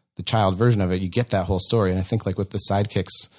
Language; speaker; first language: English; native; English